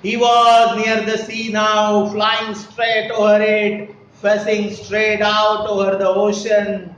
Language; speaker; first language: English; non-native, local second language; Marathi